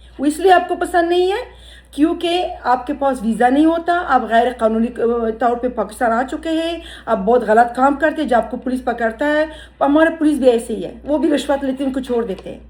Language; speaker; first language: Urdu; early bilingual, heritage; Urdu